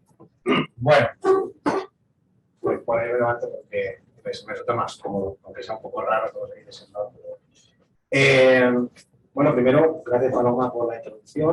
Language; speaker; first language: Spanish; native; Spanish